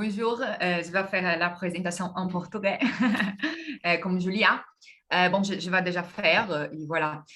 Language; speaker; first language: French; non-native, learner; Portuguese